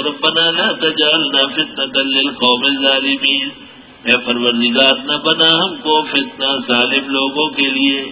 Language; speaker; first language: Urdu; non-native, local second language; Pashto